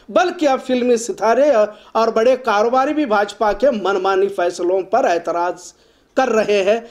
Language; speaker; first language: Hindi; non-native, local second language; Urdu